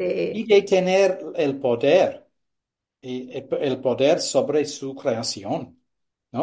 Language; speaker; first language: Spanish; non-native, fluent; English